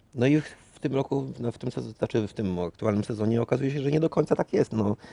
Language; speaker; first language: Polish; native; Polish